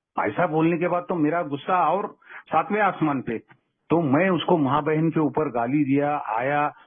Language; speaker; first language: Hindi; non-native, local second language; Kannada